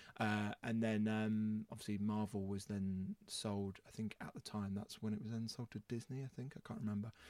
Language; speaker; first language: English; native; English